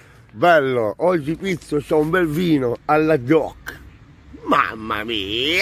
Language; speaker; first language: Italian; native; Italian